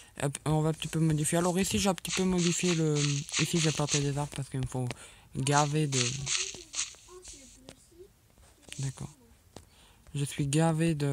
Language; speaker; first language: French; native; French